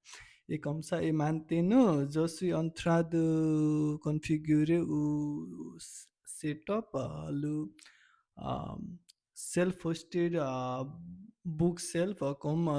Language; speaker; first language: French; non-native, learner; Nepali